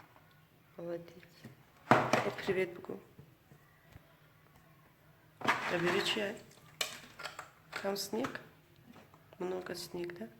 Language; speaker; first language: Russian; non-native, learner; Tajik